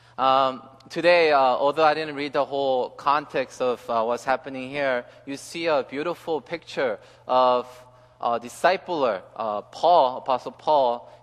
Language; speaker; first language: English; early bilingual, other home language; Korean